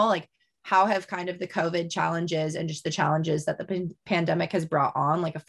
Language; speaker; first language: English; native; English